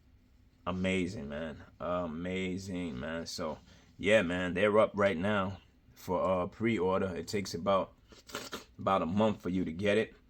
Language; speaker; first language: English; native; English